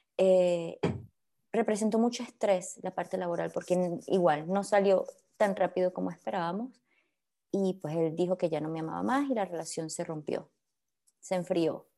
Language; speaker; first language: Spanish; native; Spanish